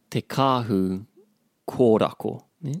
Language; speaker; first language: Māori; non-native, learner; English